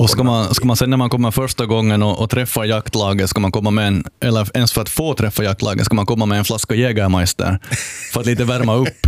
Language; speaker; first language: Swedish; native; Swedish